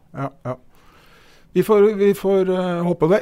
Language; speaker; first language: Norwegian; native; Norwegian